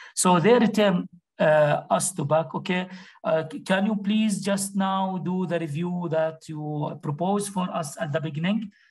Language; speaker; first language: English; non-native, fluent; Arabic